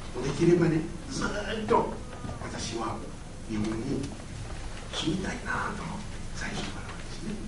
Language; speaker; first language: Japanese; non-native, fluent; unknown